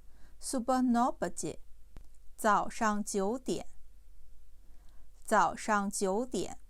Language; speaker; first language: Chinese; non-native, fluent; Urdu